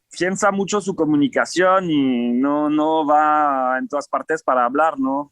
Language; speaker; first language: Spanish; non-native, fluent; French